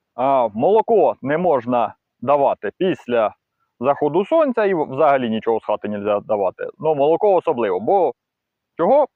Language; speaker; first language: Ukrainian; non-native, local second language; Russian